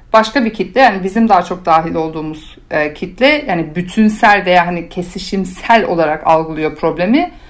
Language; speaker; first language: Turkish; early bilingual, heritage; Turkish